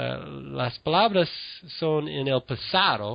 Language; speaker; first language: Spanish; non-native, learner; English